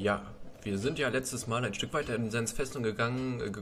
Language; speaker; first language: German; native; German